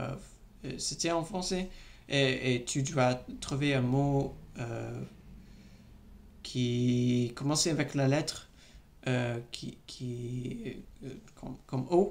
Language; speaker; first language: French; non-native, learner; English